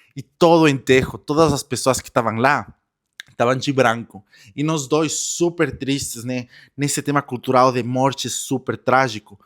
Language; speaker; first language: Portuguese; non-native, fluent; Spanish